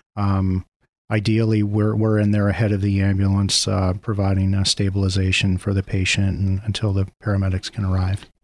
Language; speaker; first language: English; native; English